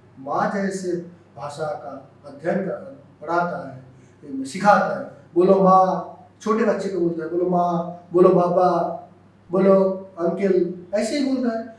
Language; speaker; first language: Hindi; non-native, local second language; Bangla